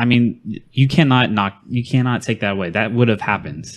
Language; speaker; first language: English; native; English